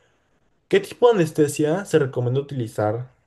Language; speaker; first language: Spanish; native; Spanish